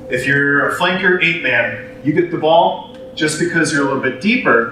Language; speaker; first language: English; native; English